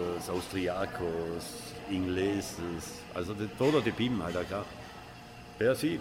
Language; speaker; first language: Spanish; non-native, learner; German